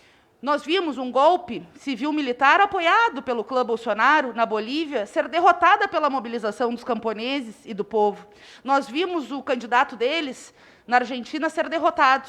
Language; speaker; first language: Portuguese; native; Portuguese